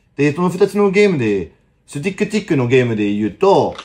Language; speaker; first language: Japanese; non-native, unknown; French